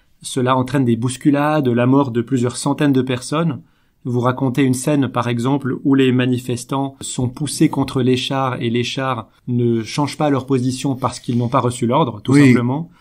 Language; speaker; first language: French; native; French